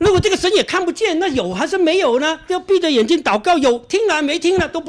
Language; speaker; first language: Chinese; native; Chinese